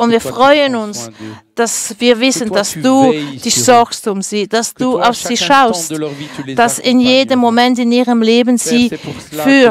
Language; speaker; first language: German; non-native, fluent; French